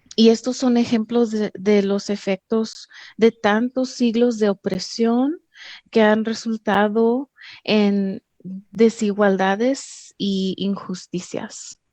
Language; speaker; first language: Spanish; early bilingual, heritage; English